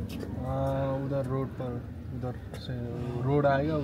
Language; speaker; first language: Hindi; non-native, learner; Nepali